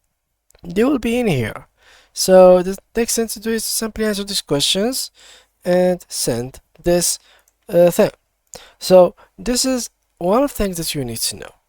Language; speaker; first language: English; non-native, fluent; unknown